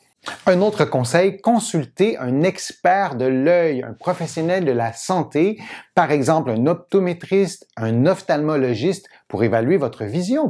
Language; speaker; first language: French; native; French